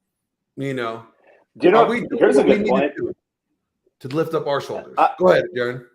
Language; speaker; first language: English; native; English